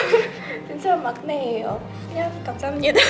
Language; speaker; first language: Korean; non-native, learner; Russian